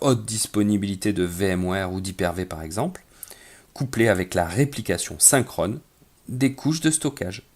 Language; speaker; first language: French; native; French